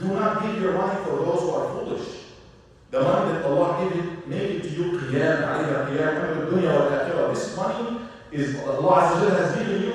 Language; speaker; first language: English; non-native, fluent; Arabic